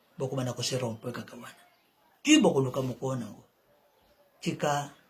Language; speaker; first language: Lingala; non-native, local second language; Kongo